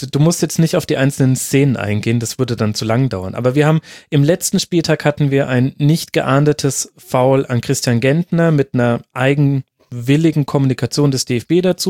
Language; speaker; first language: German; native; German